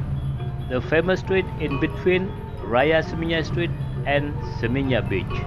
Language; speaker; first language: English; non-native, fluent; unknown